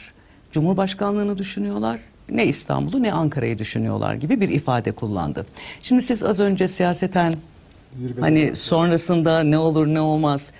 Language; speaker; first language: Turkish; native; Turkish